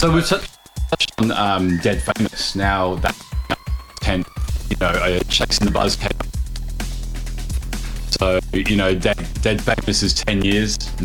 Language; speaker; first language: English; native; English